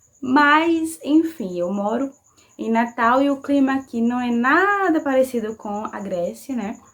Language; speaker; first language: Portuguese; native; Portuguese